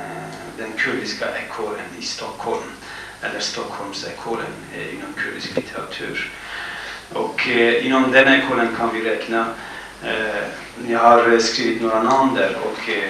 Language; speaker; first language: Swedish; non-native, fluent; Kurdish